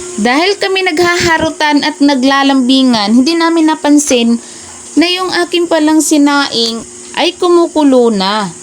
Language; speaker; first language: Filipino; non-native, local second language; Cebuano